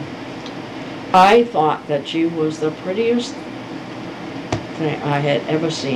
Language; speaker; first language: English; native; English